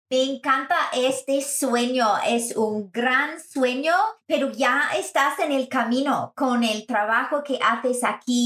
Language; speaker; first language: Spanish; non-native, fluent; English